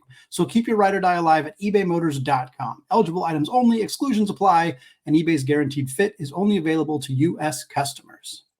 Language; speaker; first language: English; native; English